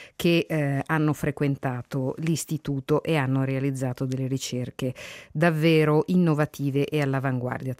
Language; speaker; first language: Italian; native; Italian